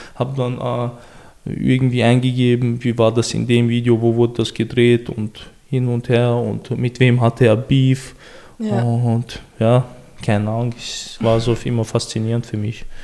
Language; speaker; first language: German; early bilingual, other home language; Chechen